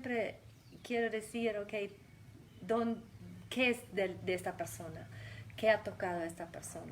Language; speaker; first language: Spanish; non-native, fluent; German